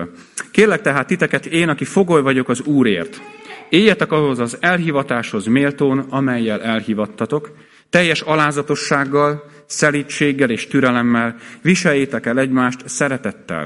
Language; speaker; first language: Hungarian; native; Hungarian